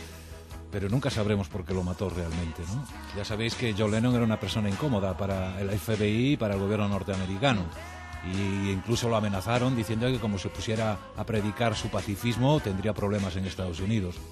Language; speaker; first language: Spanish; native; Spanish